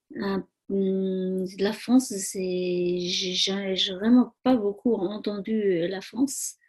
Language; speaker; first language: French; non-native, fluent; Chinese